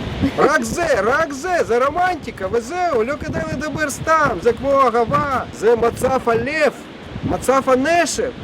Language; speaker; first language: Hebrew; non-native, fluent; Russian